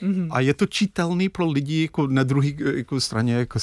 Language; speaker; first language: Czech; non-native, fluent; English